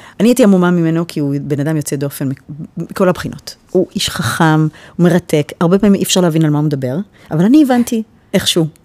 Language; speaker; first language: Hebrew; early bilingual, heritage; Hebrew